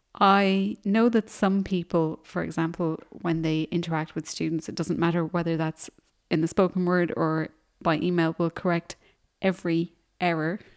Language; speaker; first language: English; native; English